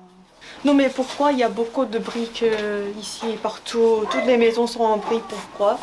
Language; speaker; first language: French; non-native, learner; Korean